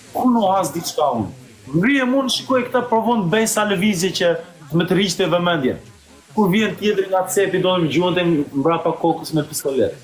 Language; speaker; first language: Albanian; early bilingual, heritage; Albanian